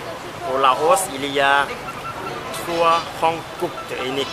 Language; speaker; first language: French; non-native, learner; Lao